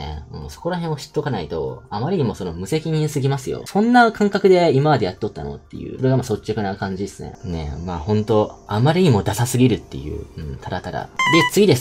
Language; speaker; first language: Japanese; native; Japanese